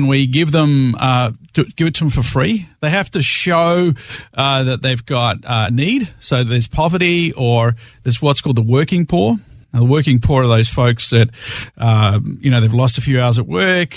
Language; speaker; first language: English; native; English